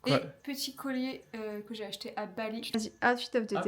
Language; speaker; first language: French; native; French